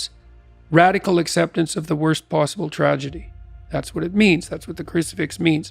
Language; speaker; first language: English; native; English